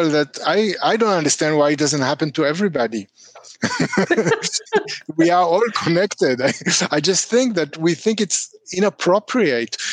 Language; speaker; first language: English; non-native, fluent; Hebrew